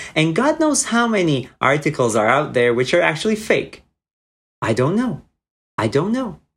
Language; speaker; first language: English; non-native, fluent; Croatian